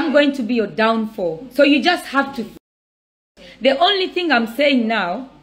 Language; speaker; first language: English; non-native, local second language; Swahili